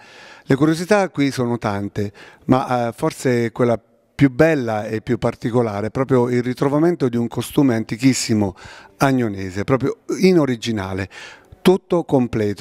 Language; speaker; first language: Italian; native; Italian